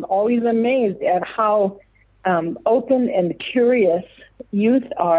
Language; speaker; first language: English; native; English